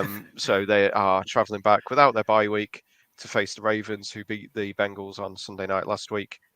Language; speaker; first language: English; native; English